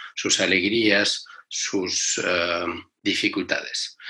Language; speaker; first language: Spanish; native; Spanish